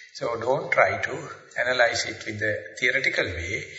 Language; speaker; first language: English; non-native, local second language; Sinhala